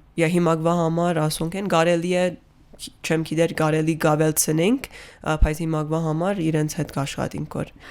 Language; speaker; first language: Armenian; early bilingual, heritage; Armenian